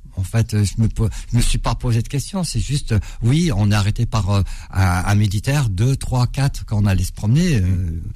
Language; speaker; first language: French; early bilingual, other home language; Arabic